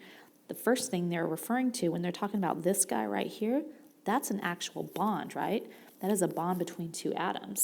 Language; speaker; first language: English; native; English